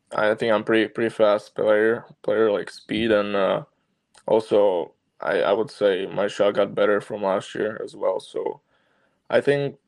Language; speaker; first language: English; non-native, fluent; Slovak